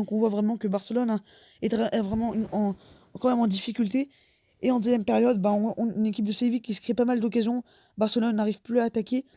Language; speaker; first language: French; native; French